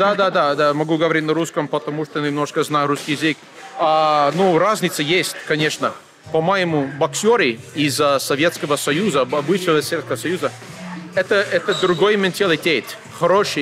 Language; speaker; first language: Russian; non-native, learner; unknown